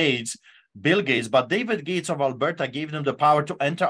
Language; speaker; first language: English; non-native, fluent; Polish